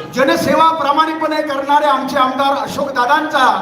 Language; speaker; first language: Marathi; non-native, local second language; Konkani